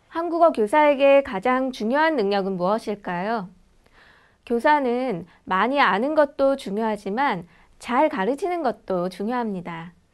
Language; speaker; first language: Korean; native; Korean